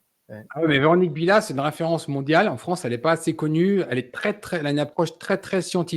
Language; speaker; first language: French; native; French